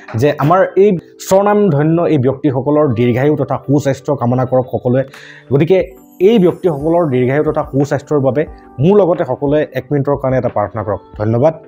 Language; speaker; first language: Assamese; native; Assamese